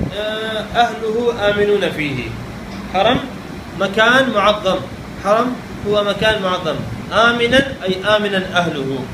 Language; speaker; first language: Arabic; non-native, fluent; Urdu